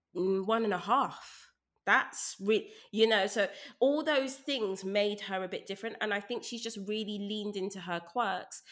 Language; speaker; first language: English; native; English